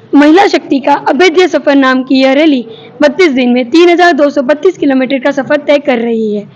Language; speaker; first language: Hindi; non-native, local second language; Gujarati